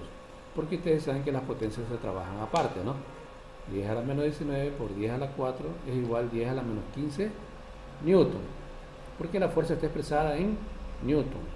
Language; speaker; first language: Spanish; native; Spanish